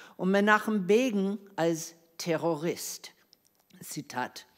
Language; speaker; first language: German; non-native, fluent; English